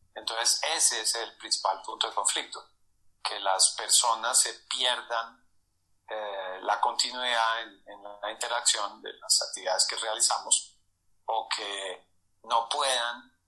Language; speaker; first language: Spanish; native; Spanish